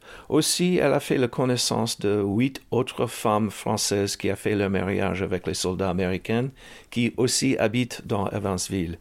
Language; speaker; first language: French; early bilingual, heritage; English